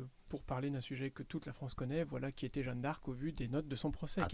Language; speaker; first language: French; native; French